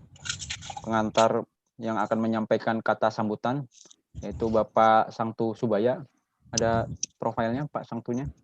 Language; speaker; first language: Indonesian; native; Indonesian